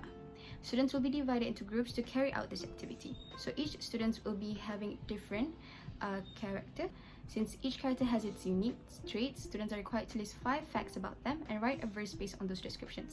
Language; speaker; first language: English; non-native, local second language; Malay